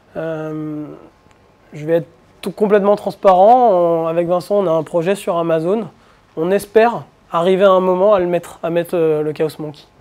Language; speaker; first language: French; native; French